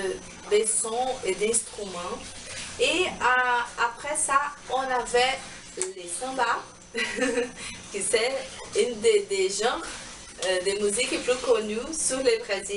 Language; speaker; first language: French; non-native, learner; Portuguese